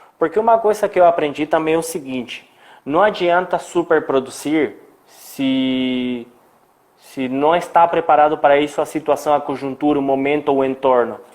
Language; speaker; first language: Portuguese; non-native, fluent; Spanish